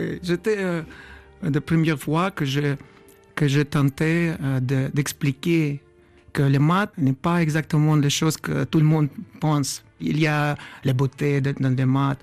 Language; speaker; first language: French; non-native, fluent; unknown